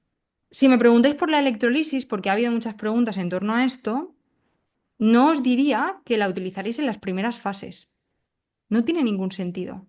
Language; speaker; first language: Spanish; native; Spanish